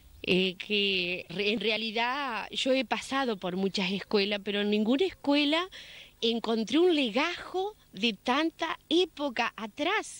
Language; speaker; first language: Spanish; native; Spanish